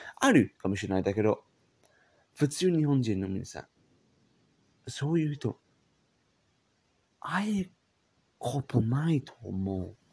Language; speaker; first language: Japanese; non-native, learner; English